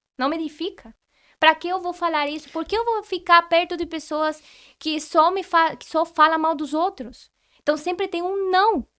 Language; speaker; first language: Portuguese; non-native, fluent; Spanish